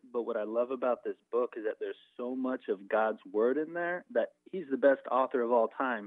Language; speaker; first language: English; native; English